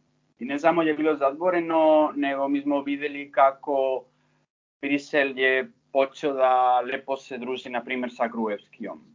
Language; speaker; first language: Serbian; non-native, fluent; Spanish